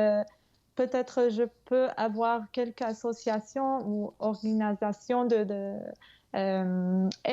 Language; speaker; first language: French; non-native, fluent; English